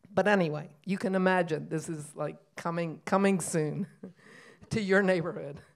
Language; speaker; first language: English; native; English